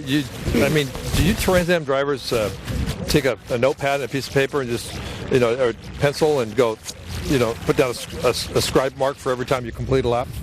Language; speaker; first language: English; native; English